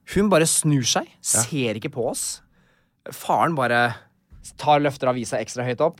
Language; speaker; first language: Norwegian; native; Norwegian